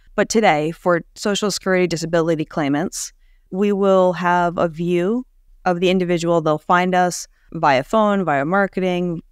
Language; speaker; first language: English; native; English